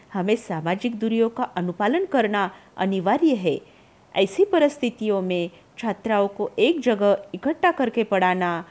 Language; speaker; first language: Hindi; non-native, local second language; Marathi